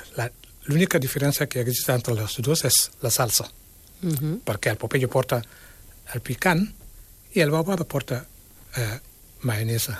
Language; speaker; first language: Catalan; non-native, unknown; Wolof